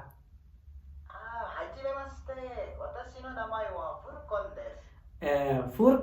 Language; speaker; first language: Japanese; non-native, learner; Indonesian